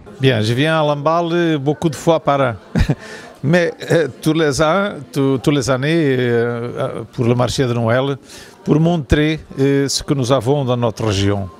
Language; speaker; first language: French; non-native, learner; Portuguese